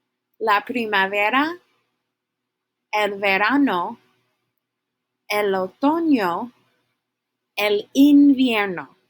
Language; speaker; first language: Spanish; non-native, fluent; English